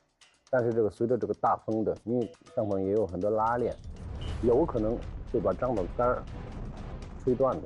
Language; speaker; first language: Chinese; native; Chinese